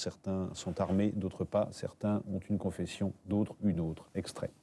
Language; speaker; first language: French; native; French